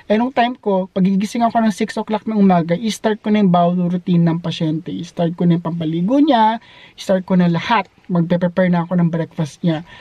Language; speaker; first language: Filipino; native; Filipino